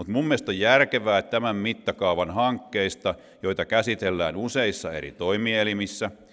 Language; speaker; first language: Finnish; native; Finnish